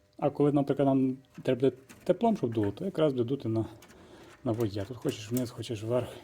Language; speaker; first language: Ukrainian; native; Ukrainian